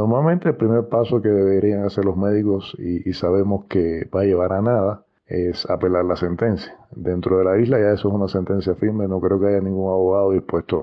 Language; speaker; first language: Spanish; native; Spanish